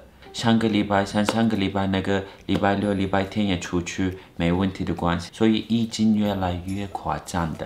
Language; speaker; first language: Chinese; non-native, fluent; Turkish